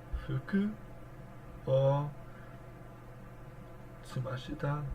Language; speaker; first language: Japanese; non-native, learner; English